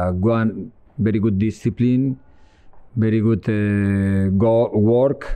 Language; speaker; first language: English; non-native, learner; Spanish